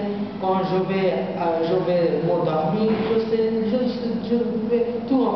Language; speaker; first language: French; non-native, learner; Bangla